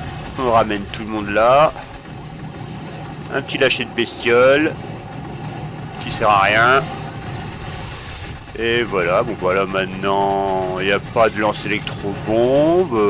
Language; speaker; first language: French; native; French